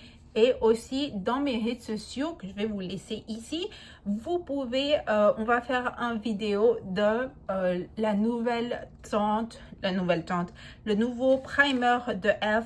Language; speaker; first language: French; non-native, fluent; Spanish